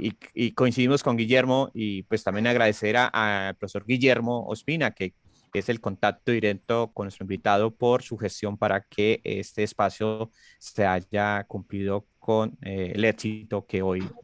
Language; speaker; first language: Spanish; native; Spanish